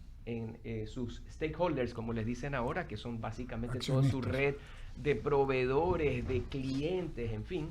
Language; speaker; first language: Spanish; native; Spanish